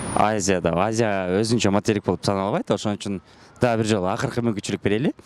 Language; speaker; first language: Kyrgyz; native; Kyrgyz